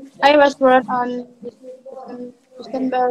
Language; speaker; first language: English; non-native, learner; Indonesian